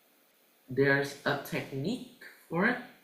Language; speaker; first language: English; non-native, fluent; Indonesian